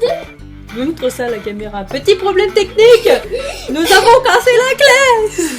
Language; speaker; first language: French; native; French